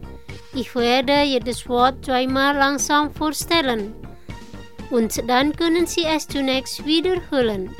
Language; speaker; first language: German; non-native, fluent; Indonesian